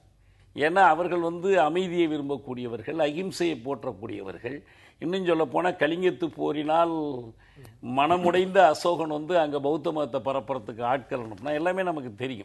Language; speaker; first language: Tamil; native; Tamil